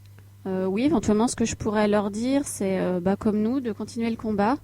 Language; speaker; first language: French; native; French